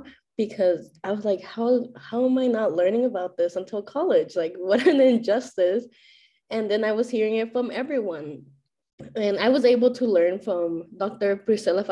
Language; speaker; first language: English; native; English